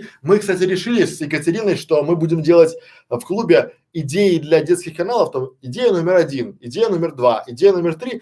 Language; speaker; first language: Russian; native; Russian